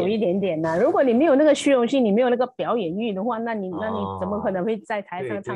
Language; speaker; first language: Chinese; native; Chinese